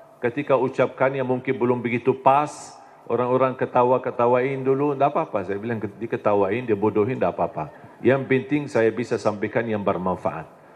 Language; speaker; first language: Indonesian; non-native, fluent; Arabic